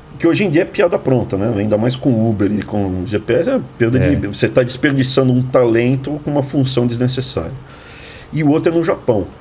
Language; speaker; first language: Portuguese; native; Portuguese